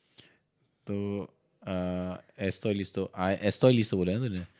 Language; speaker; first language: Spanish; non-native, learner; Hindi